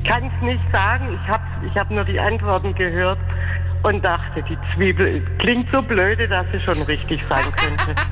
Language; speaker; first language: German; native; German